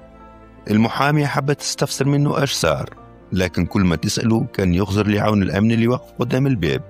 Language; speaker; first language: Arabic; native; Arabic